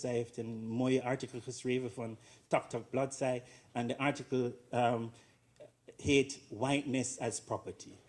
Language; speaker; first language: Dutch; non-native, learner; English